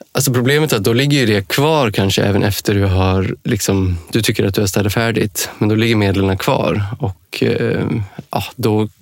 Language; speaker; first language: Swedish; native; Swedish